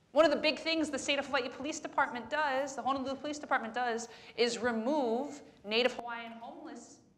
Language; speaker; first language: English; native; English